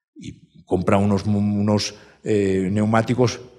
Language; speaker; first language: Spanish; native; Spanish